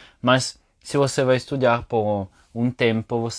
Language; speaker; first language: Portuguese; non-native, fluent; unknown